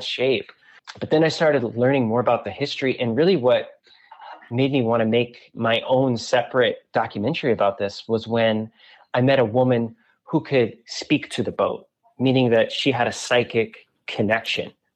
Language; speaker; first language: English; native; English